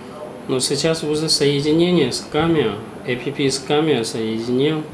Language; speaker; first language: Russian; non-native, learner; Chinese